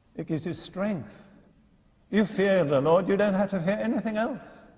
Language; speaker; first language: English; native; English